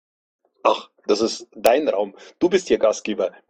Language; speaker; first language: German; native; German